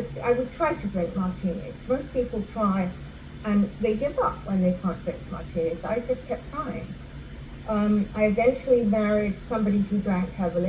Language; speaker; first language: English; native; English